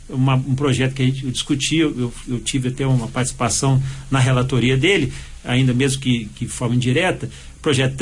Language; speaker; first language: Portuguese; native; Portuguese